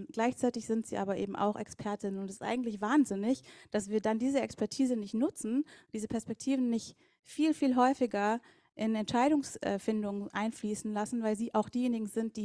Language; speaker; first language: German; native; German